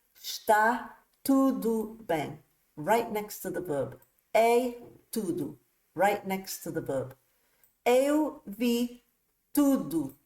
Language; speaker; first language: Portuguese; non-native, fluent; English